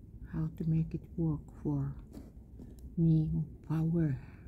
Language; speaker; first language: English; non-native, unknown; Indonesian